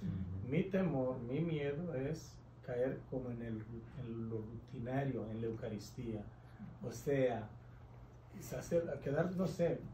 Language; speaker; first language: Spanish; native; Spanish